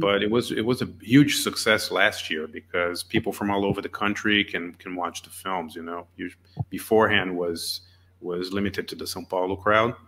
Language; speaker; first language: English; non-native, fluent; Portuguese